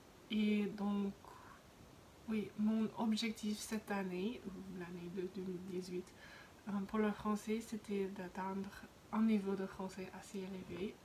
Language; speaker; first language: French; non-native, fluent; English